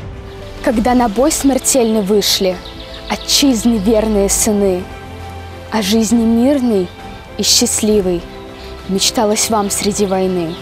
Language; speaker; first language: Russian; native; Russian